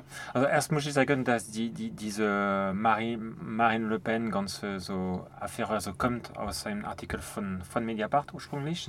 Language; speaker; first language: German; non-native, fluent; French